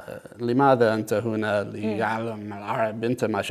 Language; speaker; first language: Arabic; non-native, learner; English